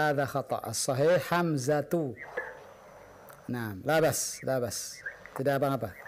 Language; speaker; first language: Arabic; non-native, fluent; Indonesian